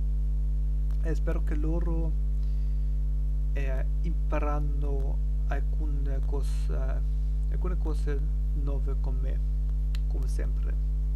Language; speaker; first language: Italian; non-native, learner; German